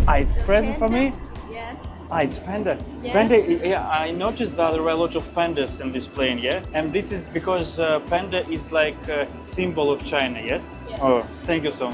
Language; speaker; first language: English; non-native, learner; Russian